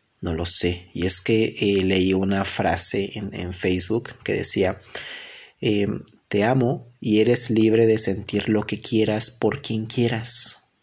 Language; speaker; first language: Spanish; native; Spanish